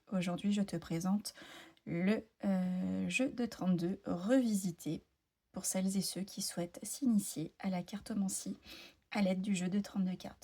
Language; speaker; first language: French; native; French